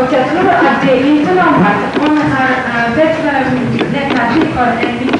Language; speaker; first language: Swedish; non-native, learner; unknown